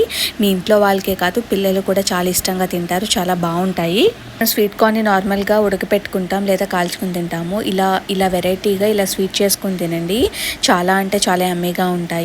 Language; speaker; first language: Telugu; native; Telugu